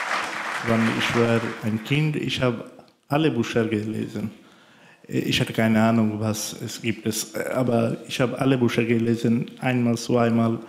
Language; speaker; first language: German; non-native, learner; Bangla